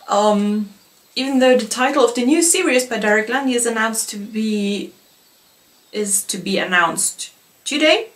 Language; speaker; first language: English; non-native, fluent; German